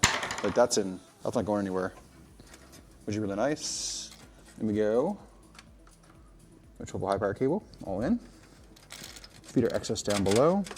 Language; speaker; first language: English; native; English